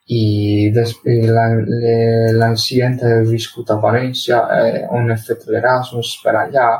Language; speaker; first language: Catalan; non-native, fluent; Italian